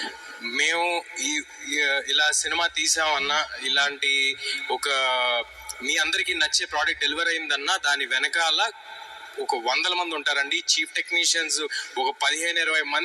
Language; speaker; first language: Telugu; native; Telugu